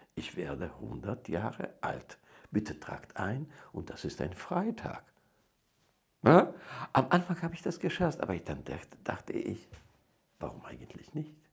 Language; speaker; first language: German; non-native, fluent; Georgian